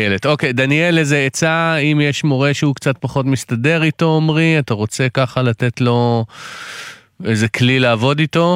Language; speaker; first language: Hebrew; native; Hebrew